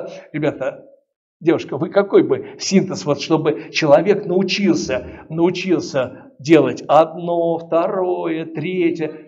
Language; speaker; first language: Russian; native; Russian